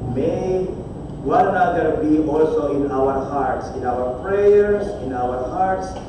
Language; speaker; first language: English; non-native, local second language; Filipino